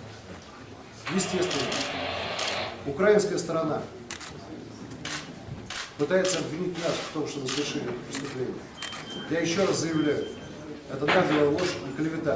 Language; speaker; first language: Russian; native; Russian